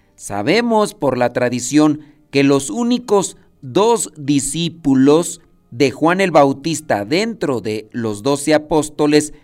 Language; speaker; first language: Spanish; native; Spanish